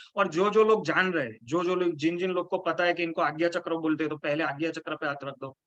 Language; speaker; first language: Hindi; native; Hindi